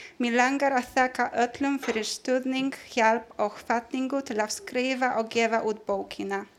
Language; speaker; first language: Icelandic; non-native, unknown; Polish